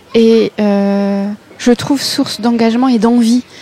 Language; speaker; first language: French; native; French